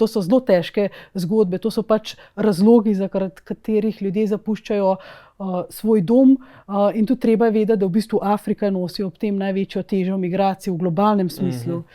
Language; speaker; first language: Slovenian; native; Slovenian